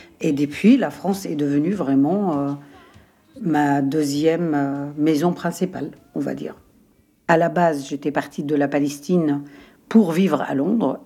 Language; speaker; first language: French; non-native, fluent; Arabic